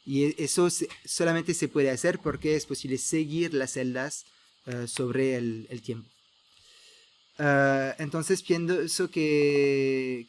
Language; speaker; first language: Spanish; non-native, fluent; French